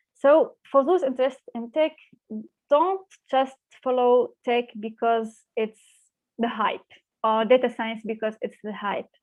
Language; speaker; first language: English; non-native, fluent; Arabic